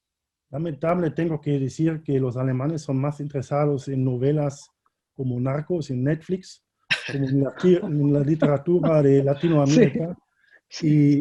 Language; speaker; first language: Spanish; non-native, fluent; German